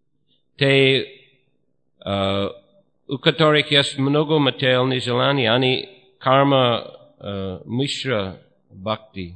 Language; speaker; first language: Russian; non-native, fluent; English